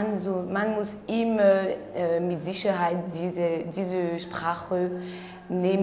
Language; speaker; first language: German; non-native, learner; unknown